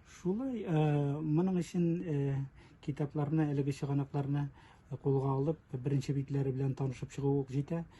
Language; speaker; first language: Tatar; native; Tatar